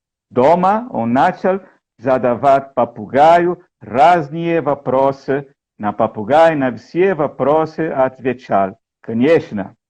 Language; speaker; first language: Russian; non-native, learner; Portuguese